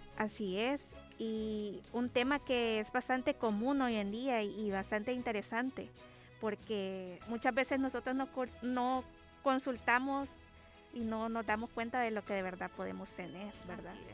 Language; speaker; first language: Spanish; native; Spanish